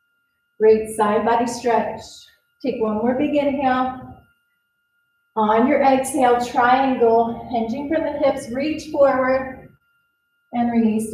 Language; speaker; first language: English; native; English